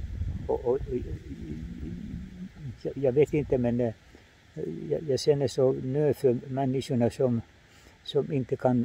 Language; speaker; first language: Swedish; non-native, fluent; Finnish